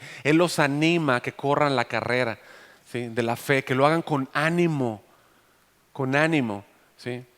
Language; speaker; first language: Spanish; native; Spanish